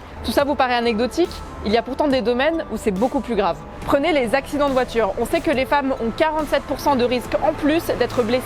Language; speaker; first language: French; native; French